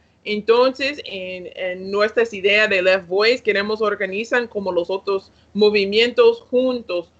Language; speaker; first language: Spanish; non-native, learner; English